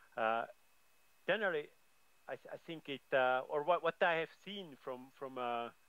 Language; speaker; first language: English; non-native, fluent; German